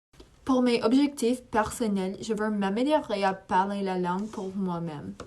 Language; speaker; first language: French; non-native, learner; English